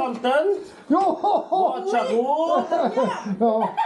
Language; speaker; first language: Swedish; non-native, learner; Thai